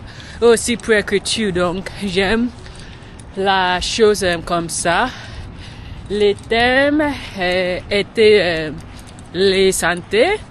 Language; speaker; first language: French; non-native, learner; English